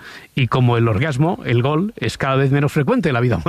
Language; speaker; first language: Spanish; native; Spanish